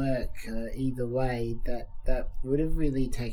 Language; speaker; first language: English; native; English